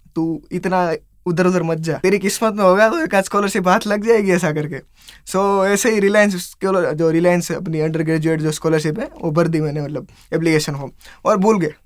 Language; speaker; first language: Hindi; non-native, local second language; Gujarati